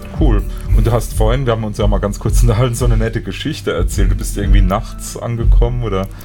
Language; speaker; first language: German; native; German